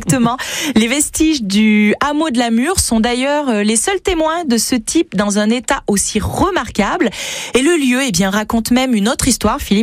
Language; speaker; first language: French; native; French